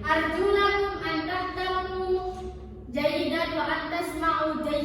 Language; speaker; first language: Arabic; non-native, learner; Indonesian